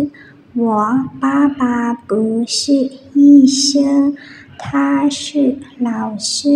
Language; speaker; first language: Chinese; non-native, fluent; Thai